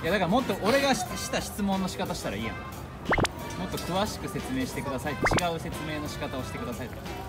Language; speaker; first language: Japanese; native; Japanese